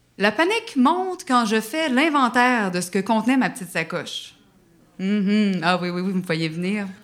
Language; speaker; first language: French; native; French